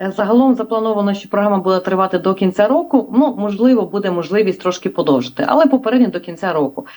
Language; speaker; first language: Ukrainian; native; Ukrainian